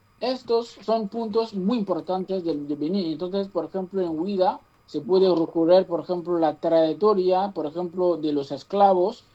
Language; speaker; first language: Spanish; non-native, fluent; Fon